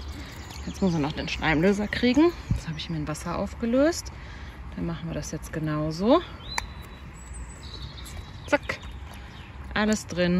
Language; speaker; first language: German; native; German